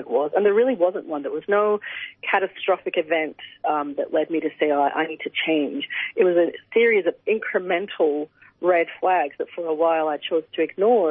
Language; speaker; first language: English; native; English